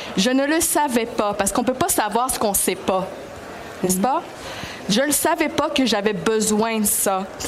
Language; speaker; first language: French; early bilingual, other home language; Greek